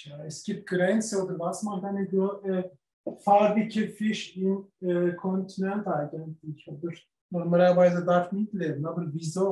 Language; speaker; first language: German; non-native, learner; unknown